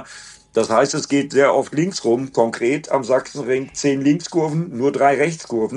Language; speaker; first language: German; native; German